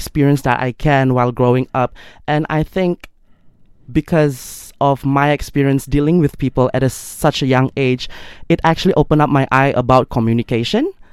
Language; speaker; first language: English; non-native, local second language; Malay